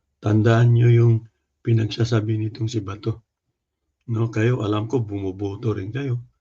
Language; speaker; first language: Filipino; non-native, local second language; Cebuano